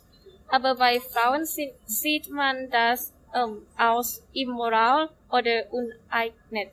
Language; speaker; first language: German; non-native, learner; Thai